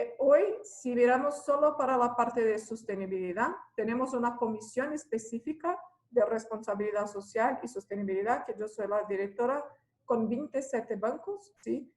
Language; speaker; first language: Spanish; non-native, fluent; Portuguese